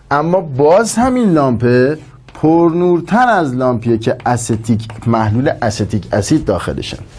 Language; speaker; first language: Persian; native; Persian